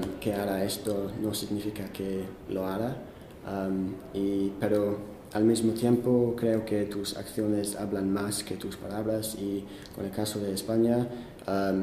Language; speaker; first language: Spanish; non-native, fluent; English